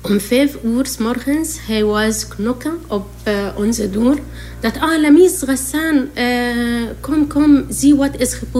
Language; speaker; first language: Dutch; non-native, learner; Arabic